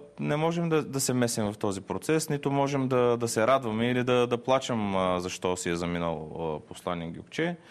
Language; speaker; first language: Bulgarian; non-native, local second language; Turkish